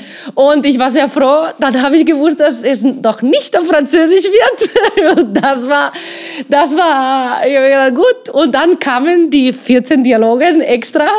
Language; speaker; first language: German; non-native, fluent; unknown